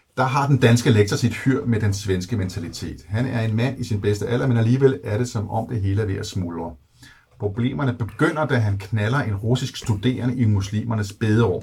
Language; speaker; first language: Danish; native; Danish